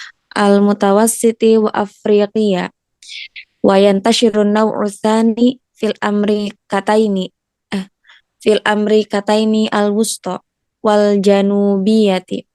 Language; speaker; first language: Arabic; non-native, learner; Indonesian